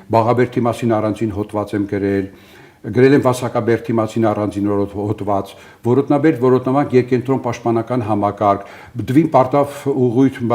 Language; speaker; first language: Armenian; early bilingual, other home language; Italian